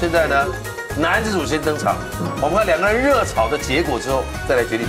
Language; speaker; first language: Chinese; native; Chinese